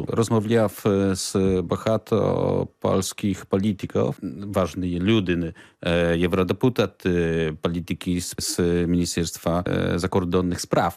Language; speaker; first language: Ukrainian; non-native, learner; Polish